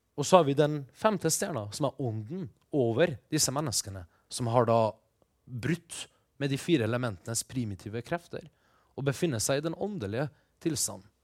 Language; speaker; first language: Norwegian; early bilingual, other home language; Persian